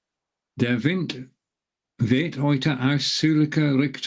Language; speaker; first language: German; non-native, learner; English